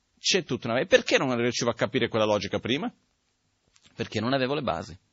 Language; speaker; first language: Italian; non-native, fluent; Portuguese